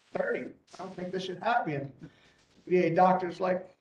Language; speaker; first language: English; native; English